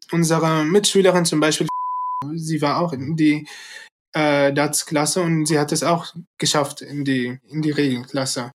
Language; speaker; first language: German; early bilingual, other home language; Arabic